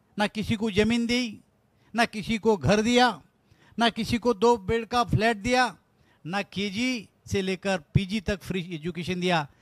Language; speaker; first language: Hindi; non-native, local second language; Marathi